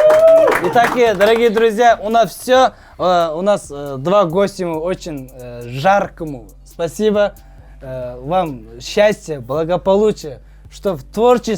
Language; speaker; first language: Russian; non-native, local second language; Kazakh